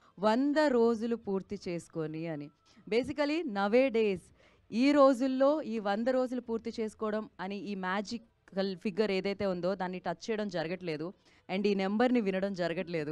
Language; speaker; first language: Telugu; native; Telugu